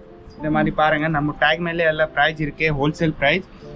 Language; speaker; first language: Tamil; non-native, learner; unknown